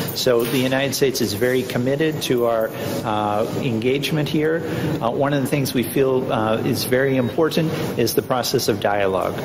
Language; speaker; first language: English; native; English